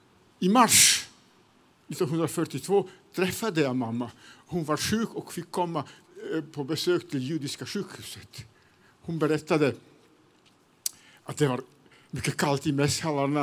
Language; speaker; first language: Swedish; non-native, fluent; Serbian